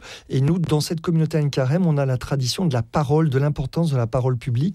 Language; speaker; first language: French; native; French